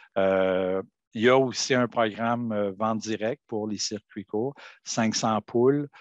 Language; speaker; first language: French; native; French